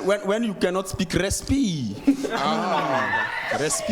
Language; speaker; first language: English; non-native, learner; French